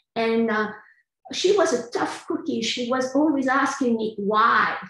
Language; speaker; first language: English; non-native, fluent; French